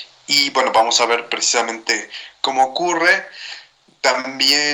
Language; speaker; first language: Spanish; native; Spanish